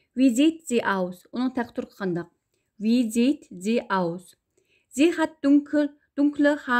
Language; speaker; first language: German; non-native, learner; Uyghur